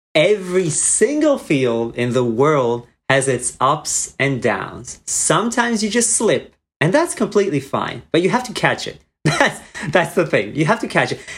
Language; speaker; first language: English; non-native, fluent; Croatian